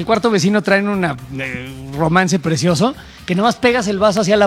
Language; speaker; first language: Spanish; native; Spanish